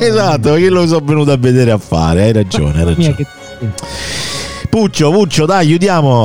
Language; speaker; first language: Italian; native; Italian